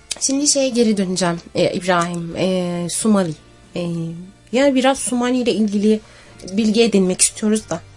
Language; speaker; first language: Turkish; native; Turkish